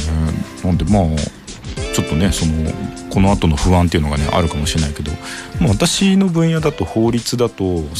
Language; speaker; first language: Japanese; native; Japanese